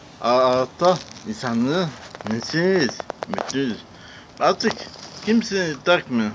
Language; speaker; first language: Turkish; non-native, learner; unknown